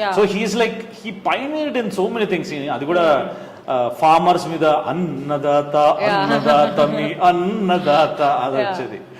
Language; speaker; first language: Telugu; native; Telugu